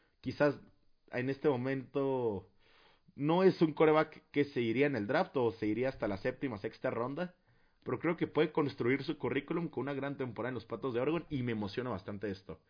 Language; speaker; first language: Spanish; native; Spanish